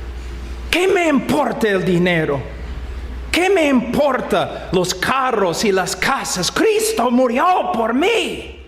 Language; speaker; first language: Spanish; non-native, fluent; English